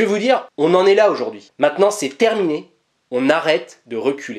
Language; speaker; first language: French; native; French